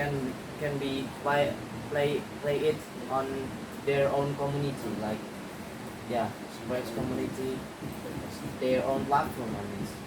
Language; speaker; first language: English; non-native, learner; Indonesian